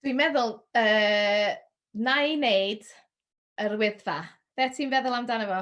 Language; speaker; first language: Welsh; non-native, local second language; English